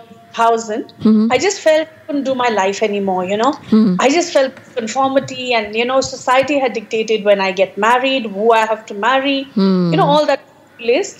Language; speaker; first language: English; non-native, local second language; Punjabi